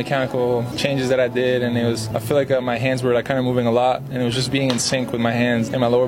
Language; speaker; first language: English; non-native, fluent; Spanish